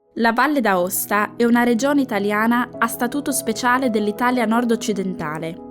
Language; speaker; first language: Italian; native; Italian